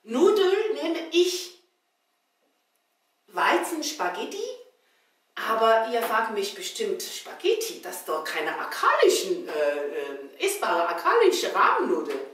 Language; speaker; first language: German; non-native, learner; Chinese